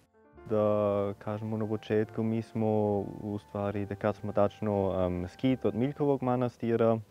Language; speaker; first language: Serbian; non-native, fluent; German